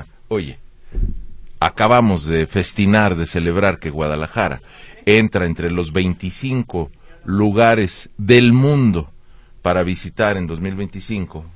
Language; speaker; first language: Spanish; native; Spanish